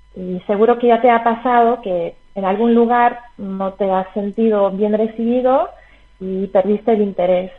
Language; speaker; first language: Spanish; non-native, fluent; Slovak